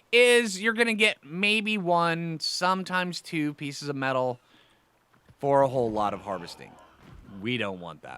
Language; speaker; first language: English; native; English